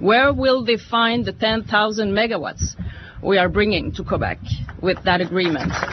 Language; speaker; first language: English; non-native, fluent; French